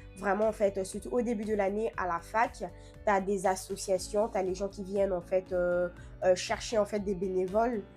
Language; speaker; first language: French; non-native, fluent; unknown